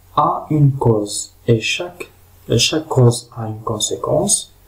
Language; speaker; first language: French; non-native, local second language; Arabic